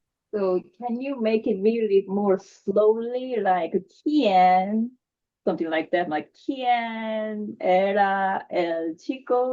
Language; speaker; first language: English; non-native, learner; Korean